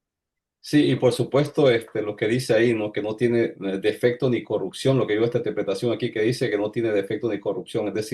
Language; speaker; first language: Spanish; native; Spanish